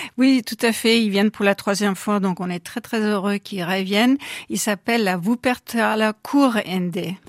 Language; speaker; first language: French; non-native, fluent; German